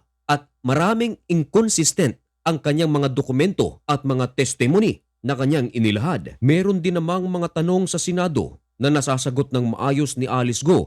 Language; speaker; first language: Filipino; native; Filipino